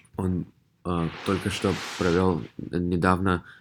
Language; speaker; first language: Russian; early bilingual, heritage; Russian